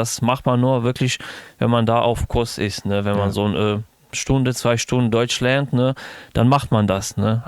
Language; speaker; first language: German; non-native, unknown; Bosnian